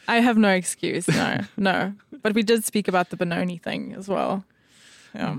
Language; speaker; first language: English; native; English